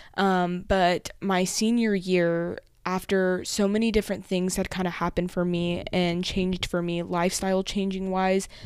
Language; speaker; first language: English; native; English